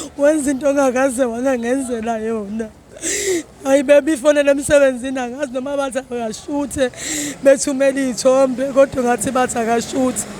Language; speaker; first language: Zulu; native; Zulu